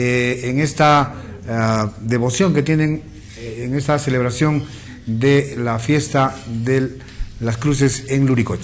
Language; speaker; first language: Spanish; native; Spanish